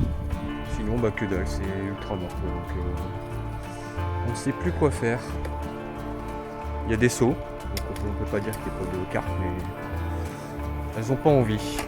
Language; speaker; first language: French; native; French